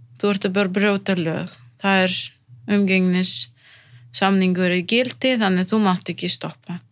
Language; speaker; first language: Icelandic; non-native, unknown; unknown